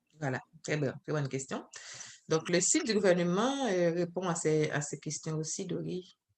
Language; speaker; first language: French; non-native, local second language; Haitian Creole